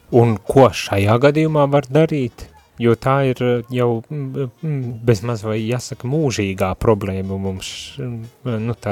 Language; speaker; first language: Latvian; native; Latvian